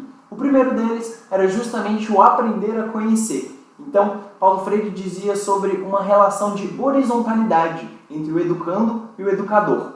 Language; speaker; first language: Portuguese; native; Portuguese